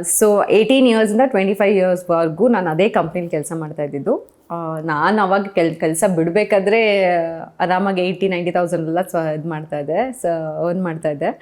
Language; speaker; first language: Kannada; non-native, local second language; Kodava